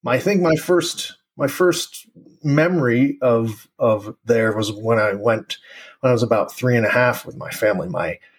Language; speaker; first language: English; native; English